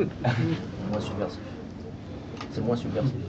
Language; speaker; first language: French; native; French